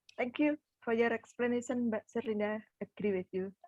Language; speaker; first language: English; non-native, fluent; Indonesian